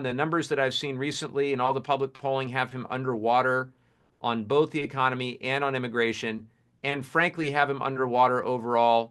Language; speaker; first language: English; native; English